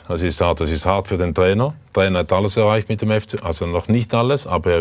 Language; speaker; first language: German; native; German